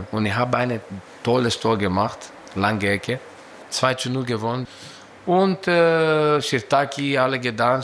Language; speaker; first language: German; non-native, learner; Greek